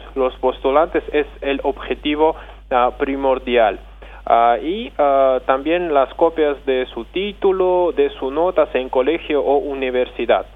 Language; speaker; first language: Spanish; non-native, fluent; Russian